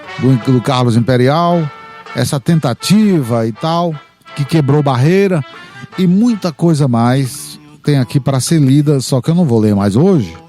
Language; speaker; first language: Portuguese; native; Portuguese